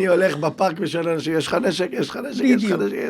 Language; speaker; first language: Hebrew; native; Hebrew